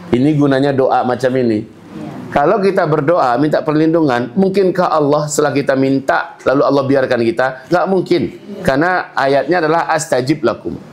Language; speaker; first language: Malay; non-native, local second language; Minangkabau